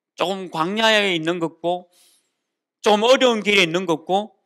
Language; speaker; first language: Korean; native; Korean